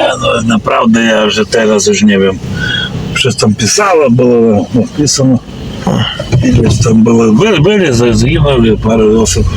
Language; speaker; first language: Polish; non-native, learner; Ukrainian